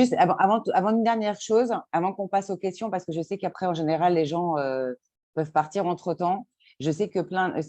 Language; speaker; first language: French; native; French